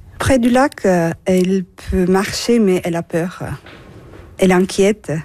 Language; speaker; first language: French; non-native, learner; Turkish